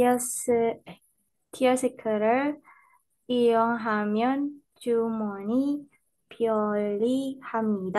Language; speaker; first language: Korean; non-native, learner; Indonesian